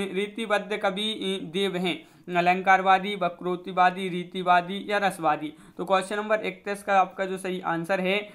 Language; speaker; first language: Hindi; native; Hindi